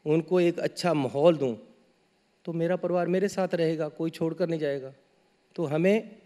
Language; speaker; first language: Hindi; native; Hindi